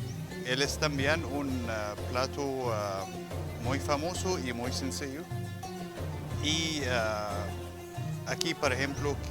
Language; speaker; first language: Spanish; non-native, fluent; Arabic